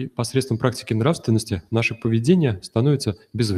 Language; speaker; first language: Russian; native; Russian